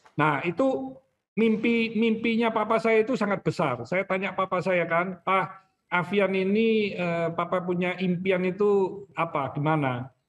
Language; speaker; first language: Indonesian; native; Indonesian